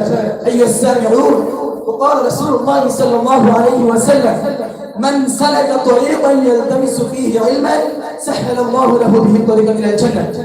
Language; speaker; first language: Arabic; non-native, learner; Bangla